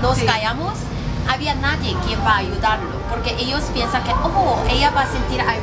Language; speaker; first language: Spanish; non-native, learner; Korean